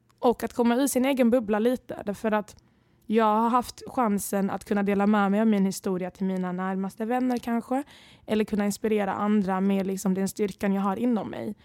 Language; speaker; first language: Swedish; early bilingual, other home language; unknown